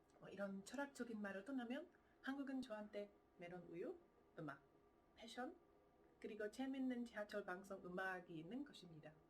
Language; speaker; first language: Korean; non-native, fluent; Czech